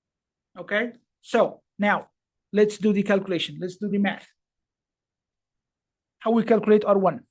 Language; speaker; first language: English; non-native, fluent; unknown